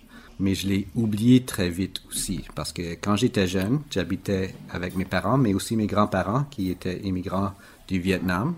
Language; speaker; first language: French; native; French